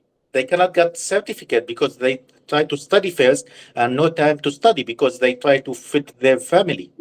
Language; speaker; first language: English; non-native, learner; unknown